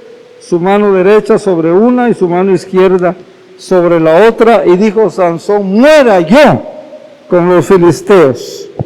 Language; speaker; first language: Spanish; native; Spanish